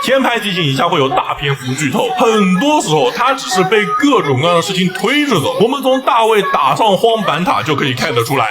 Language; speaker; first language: Chinese; native; Chinese